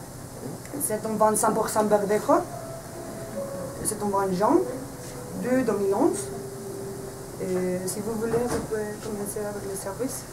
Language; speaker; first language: French; non-native, learner; Spanish